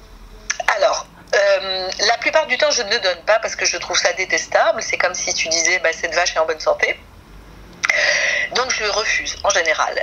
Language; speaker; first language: French; native; French